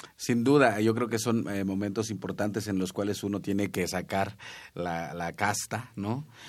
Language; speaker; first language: Spanish; non-native, local second language; Nahuatl languages